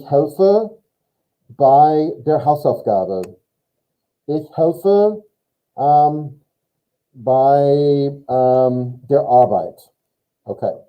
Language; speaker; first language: German; non-native, fluent; English